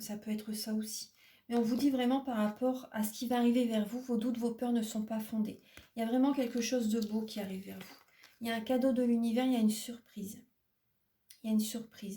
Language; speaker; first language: French; native; French